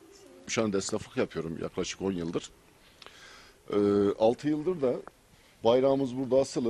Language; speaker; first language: Turkish; native; Turkish